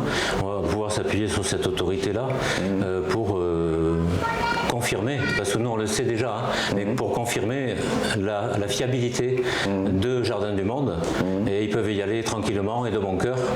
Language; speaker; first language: French; native; French